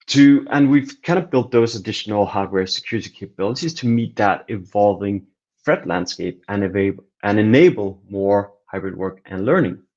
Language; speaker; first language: English; non-native, fluent; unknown